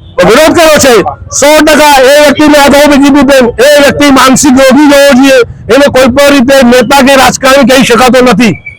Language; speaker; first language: Gujarati; non-native, local second language; Sindhi